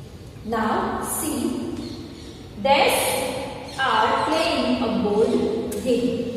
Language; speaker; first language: English; non-native, local second language; Hindi